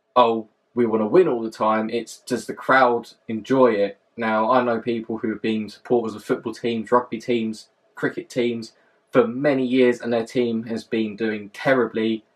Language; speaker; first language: English; native; English